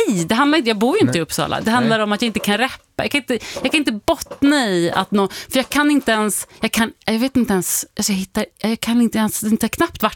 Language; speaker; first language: Swedish; native; Swedish